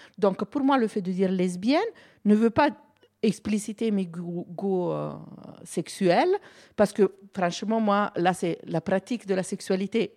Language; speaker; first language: French; non-native, fluent; Italian